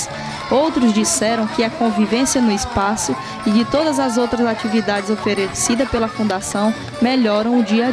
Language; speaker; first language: Portuguese; native; Portuguese